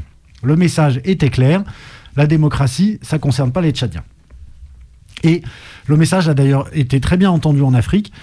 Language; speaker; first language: French; native; French